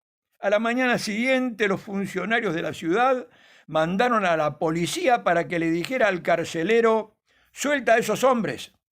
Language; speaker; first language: Spanish; native; Spanish